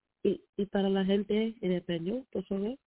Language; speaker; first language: Spanish; non-native, learner; English